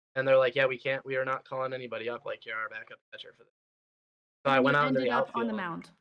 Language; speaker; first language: English; native; English